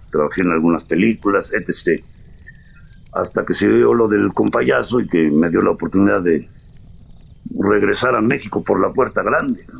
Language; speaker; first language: Spanish; native; Spanish